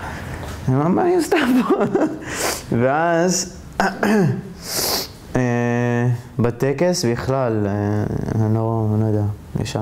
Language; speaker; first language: Hebrew; early bilingual, heritage; Hebrew